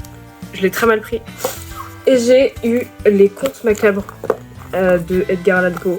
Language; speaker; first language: French; native; French